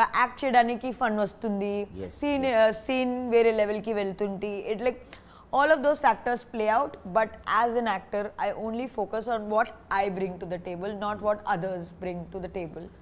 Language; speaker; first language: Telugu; non-native, learner; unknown